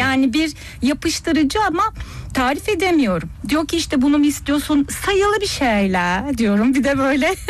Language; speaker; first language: Turkish; early bilingual, heritage; Turkish